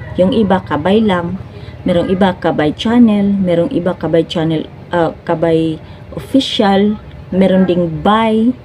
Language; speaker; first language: Filipino; non-native, local second language; Cebuano